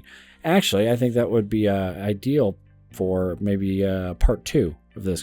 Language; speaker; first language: English; native; English